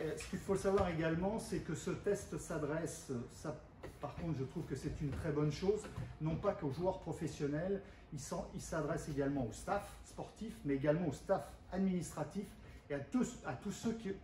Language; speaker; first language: French; native; French